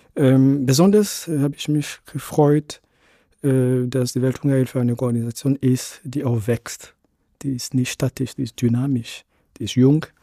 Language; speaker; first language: German; non-native, fluent; Ewe